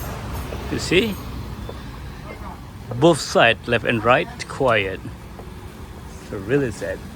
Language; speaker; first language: English; non-native, learner; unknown